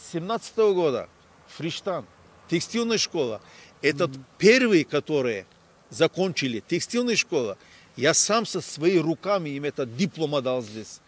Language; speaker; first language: Russian; non-native, learner; Turkish